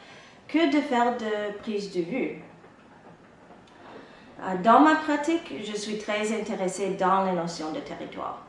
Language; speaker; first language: French; non-native, local second language; English